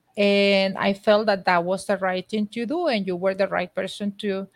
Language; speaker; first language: English; non-native, fluent; Spanish